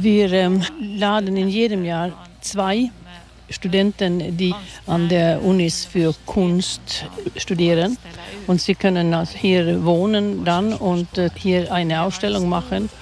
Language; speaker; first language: German; non-native, fluent; Swedish